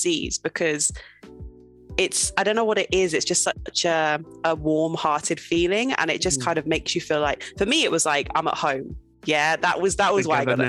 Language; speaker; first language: English; native; English